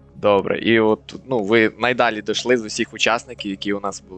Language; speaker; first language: Ukrainian; native; Ukrainian